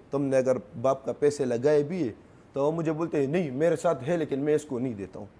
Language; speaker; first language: Urdu; non-native, local second language; Pashto